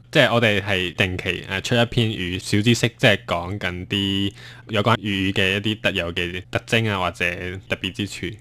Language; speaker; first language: Cantonese; non-native, fluent; Chinese